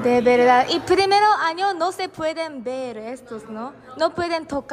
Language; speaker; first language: Spanish; non-native, learner; Japanese